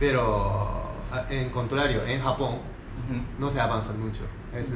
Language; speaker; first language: Spanish; non-native, learner; Japanese